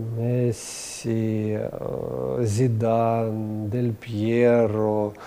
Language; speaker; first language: Ukrainian; non-native, local second language; Russian